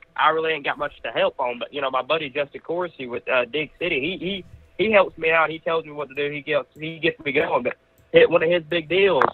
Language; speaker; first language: English; native; English